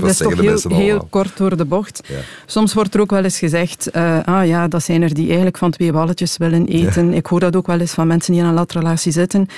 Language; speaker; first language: Dutch; native; Dutch